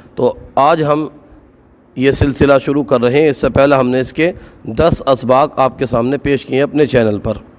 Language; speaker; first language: Urdu; native; Urdu